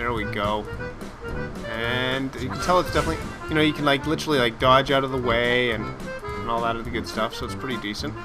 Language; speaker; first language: English; native; English